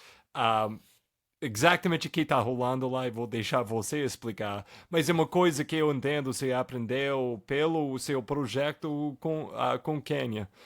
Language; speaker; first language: Portuguese; non-native, fluent; English